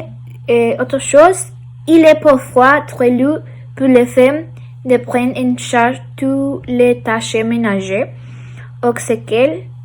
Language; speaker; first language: French; non-native, learner; Spanish